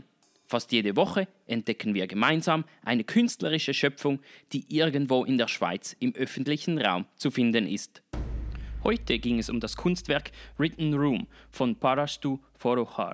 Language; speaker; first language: German; native; German